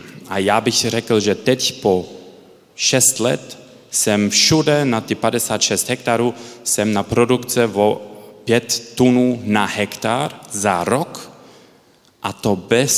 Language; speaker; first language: Czech; early bilingual, heritage; Czech